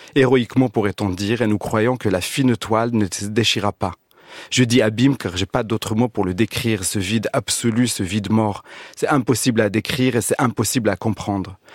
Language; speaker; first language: French; non-native, fluent; Hebrew